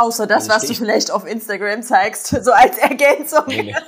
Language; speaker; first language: German; native; German